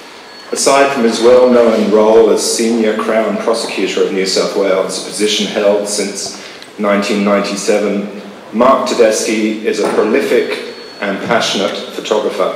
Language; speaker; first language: English; native; English